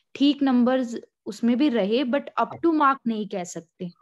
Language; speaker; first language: Hindi; native; Hindi